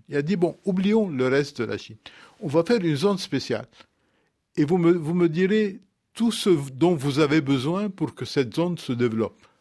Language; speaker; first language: French; non-native, local second language; Arabic